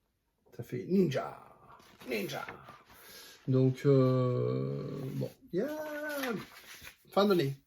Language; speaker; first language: French; native; French